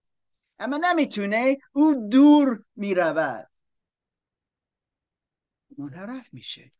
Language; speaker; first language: Persian; non-native, learner; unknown